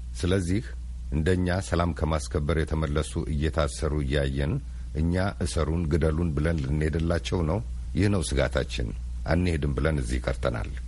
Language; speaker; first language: Amharic; non-native, local second language; Tigrinya